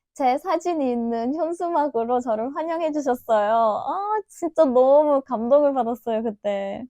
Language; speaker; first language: Korean; non-native, fluent; Turkish